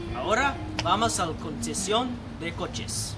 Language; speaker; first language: Spanish; non-native, learner; English